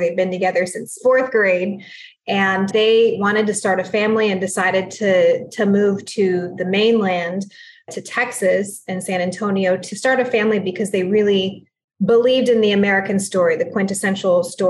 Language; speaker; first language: English; early bilingual, other home language; Spanish